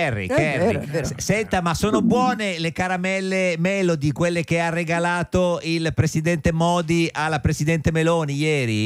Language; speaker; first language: Italian; native; Italian